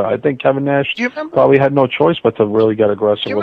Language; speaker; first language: English; native; English